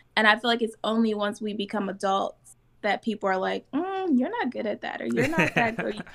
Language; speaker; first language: English; native; English